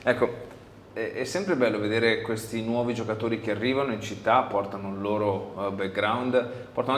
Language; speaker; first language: Italian; native; Italian